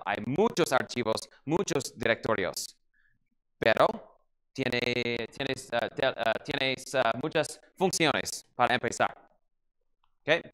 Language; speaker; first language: Spanish; non-native, learner; English